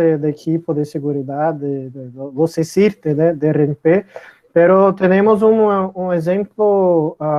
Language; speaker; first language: Spanish; non-native, learner; Portuguese